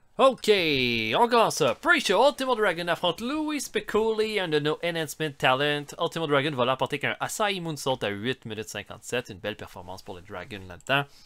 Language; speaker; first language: French; native; French